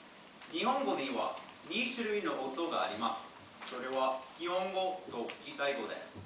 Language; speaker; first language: Japanese; non-native, learner; English